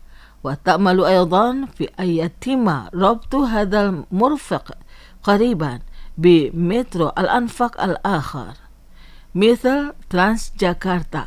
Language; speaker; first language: Arabic; non-native, fluent; Indonesian